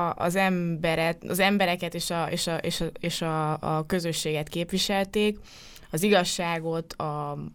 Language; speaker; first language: Hungarian; native; Hungarian